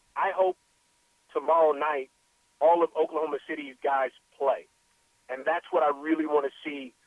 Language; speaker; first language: English; native; English